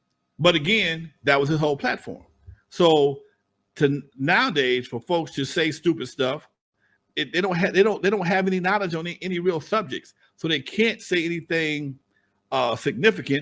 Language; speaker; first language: English; native; English